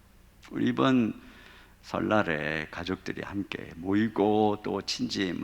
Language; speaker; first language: Korean; native; Korean